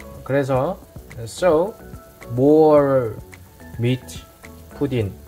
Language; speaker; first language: English; non-native, learner; Korean